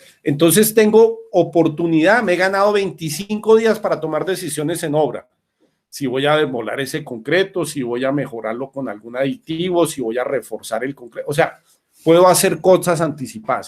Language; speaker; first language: Spanish; native; Spanish